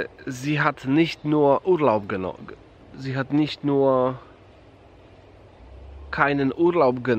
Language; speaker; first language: German; non-native, fluent; Polish